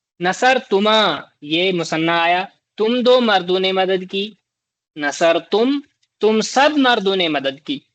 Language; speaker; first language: Urdu; native; Urdu